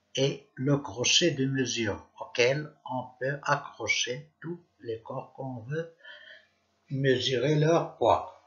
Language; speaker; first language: French; non-native, local second language; Arabic